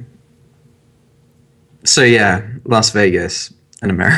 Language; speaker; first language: English; native; English